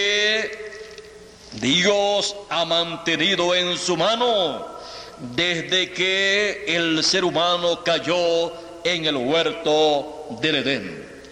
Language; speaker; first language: Spanish; native; Spanish